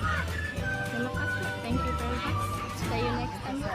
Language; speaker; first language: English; non-native, learner; Indonesian